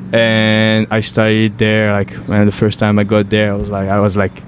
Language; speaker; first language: English; non-native, fluent; French